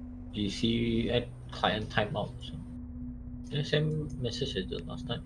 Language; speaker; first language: English; non-native, local second language; Chinese